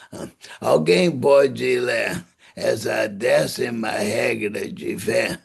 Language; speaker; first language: Portuguese; non-native, fluent; English